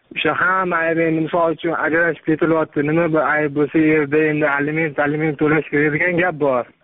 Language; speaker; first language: Uzbek; native; Uzbek